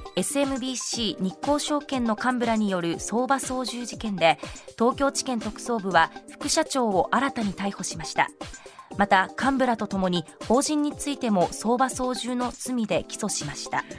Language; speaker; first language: Japanese; native; Japanese